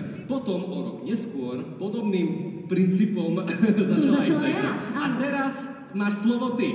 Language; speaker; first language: Slovak; native; Slovak